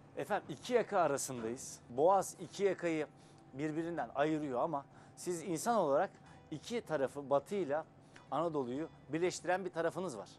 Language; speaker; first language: Turkish; native; Turkish